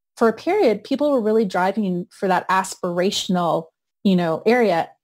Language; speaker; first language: English; native; English